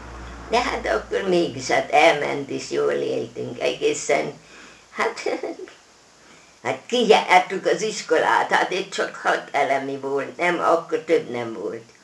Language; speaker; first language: Hungarian; non-native, local second language; German